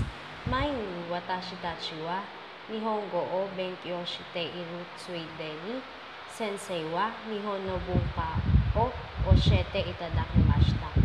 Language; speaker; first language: Japanese; non-native, learner; Filipino